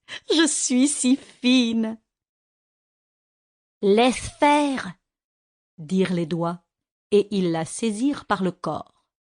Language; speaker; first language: French; native; French